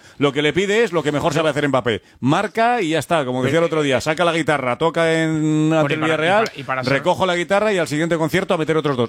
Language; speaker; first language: Spanish; native; Spanish